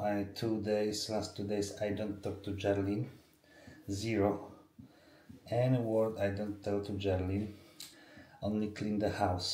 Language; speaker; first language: English; non-native, learner; Polish